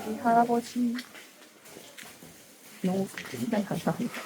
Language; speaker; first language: Korean; non-native, fluent; Chinese